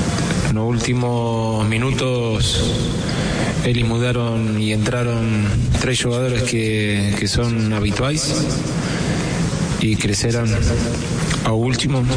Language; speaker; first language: Portuguese; non-native, fluent; Spanish